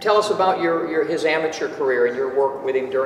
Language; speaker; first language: English; native; English